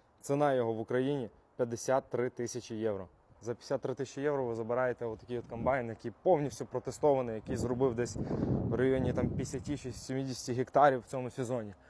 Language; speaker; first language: Ukrainian; native; Ukrainian